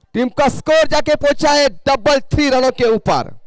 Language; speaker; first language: Hindi; non-native, local second language; Marathi